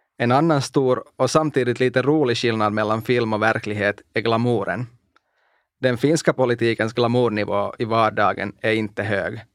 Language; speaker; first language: Swedish; non-native, local second language; Finnish